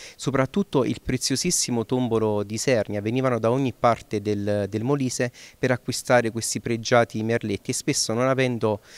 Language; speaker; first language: Italian; native; Italian